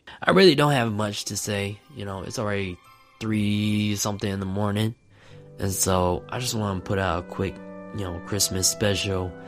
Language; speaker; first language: English; native; English